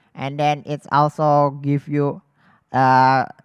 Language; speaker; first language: English; non-native, fluent; Indonesian